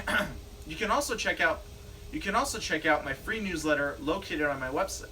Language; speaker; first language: English; native; English